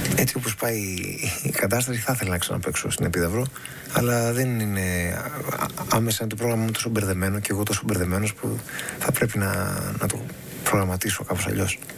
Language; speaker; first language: Greek; native; Greek